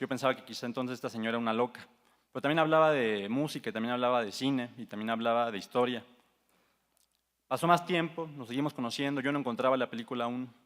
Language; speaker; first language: Spanish; native; Spanish